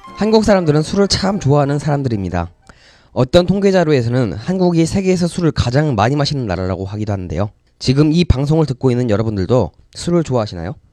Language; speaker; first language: Korean; native; Korean